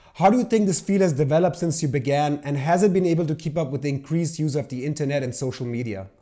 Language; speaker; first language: English; non-native, local second language; Urdu